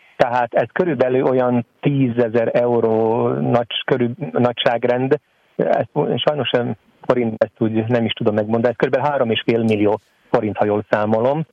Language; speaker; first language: Hungarian; native; Hungarian